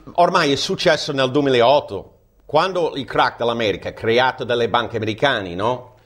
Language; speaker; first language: Italian; non-native, fluent; English